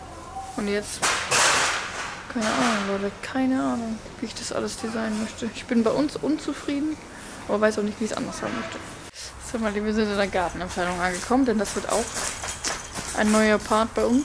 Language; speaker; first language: German; native; German